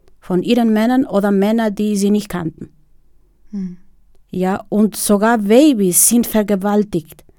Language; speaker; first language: German; non-native, fluent; Spanish